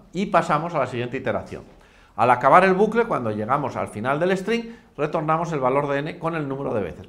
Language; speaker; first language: Spanish; native; Spanish